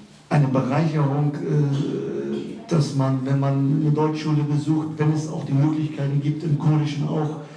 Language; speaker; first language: German; early bilingual, other home language; Kurdish